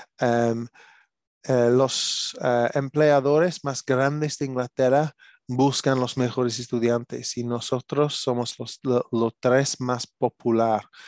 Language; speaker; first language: Spanish; non-native, learner; English